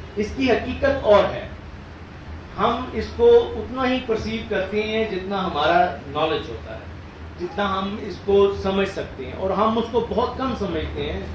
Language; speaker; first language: Urdu; native; Urdu